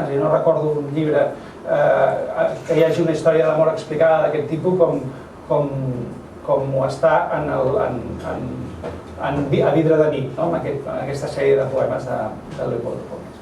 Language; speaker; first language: Catalan; native; Catalan